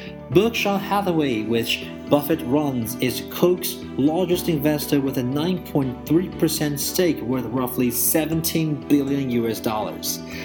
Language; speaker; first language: English; non-native, fluent; Chinese